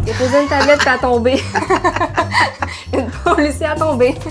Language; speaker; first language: French; native; French